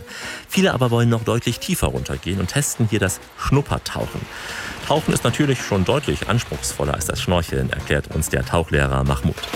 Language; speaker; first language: German; native; German